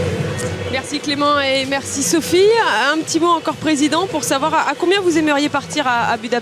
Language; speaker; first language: French; native; French